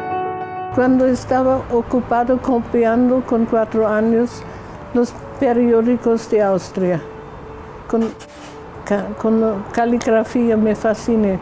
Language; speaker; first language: Spanish; non-native, fluent; German